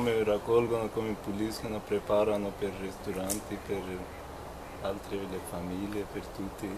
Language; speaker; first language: Italian; non-native, learner; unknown